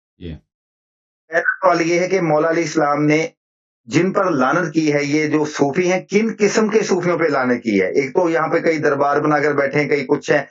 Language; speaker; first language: Urdu; non-native, local second language; Punjabi